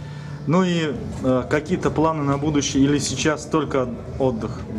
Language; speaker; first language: Russian; native; Russian